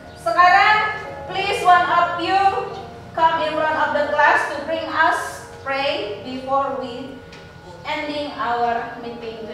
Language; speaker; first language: English; non-native, learner; Indonesian